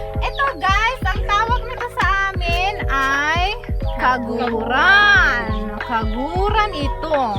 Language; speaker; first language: Filipino; non-native, local second language; Waray